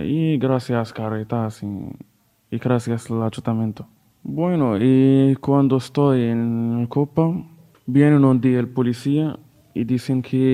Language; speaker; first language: Spanish; non-native, learner; Arabic